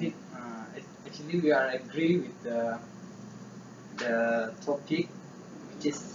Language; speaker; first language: English; non-native, learner; Malay